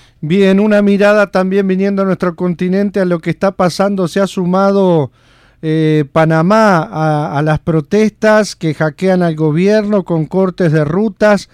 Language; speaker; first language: Spanish; native; Spanish